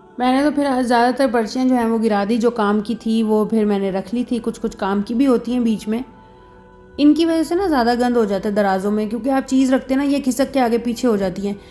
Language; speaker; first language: Urdu; native; Urdu